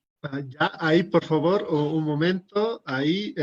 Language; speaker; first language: Spanish; native; Spanish